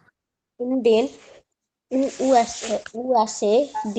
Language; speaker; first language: German; non-native, learner; Hindi